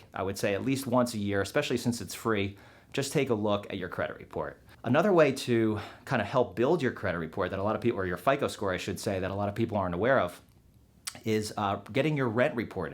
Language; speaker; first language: English; native; English